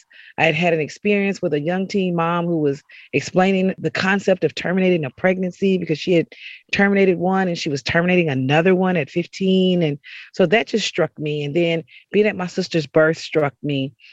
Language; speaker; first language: English; native; English